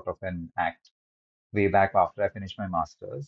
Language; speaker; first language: English; non-native, local second language; Hindi